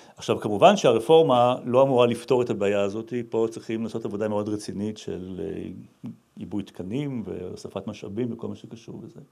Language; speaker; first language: Hebrew; native; Hebrew